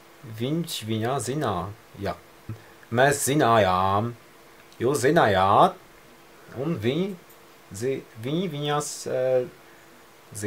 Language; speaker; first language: Latvian; non-native, learner; Polish